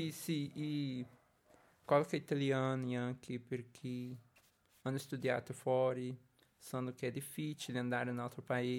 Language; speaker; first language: Italian; non-native, learner; Portuguese